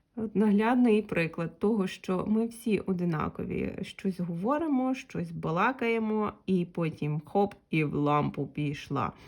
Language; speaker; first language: Ukrainian; non-native, local second language; Russian